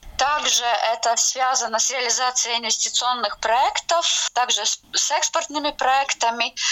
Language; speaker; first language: Russian; non-native, local second language; Latvian